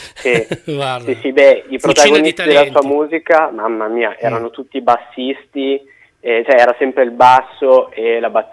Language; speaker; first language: Italian; native; Italian